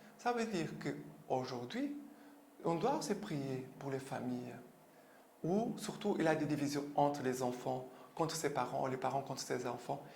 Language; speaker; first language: French; non-native, fluent; Portuguese